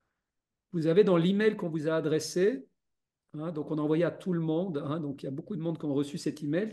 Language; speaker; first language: French; native; French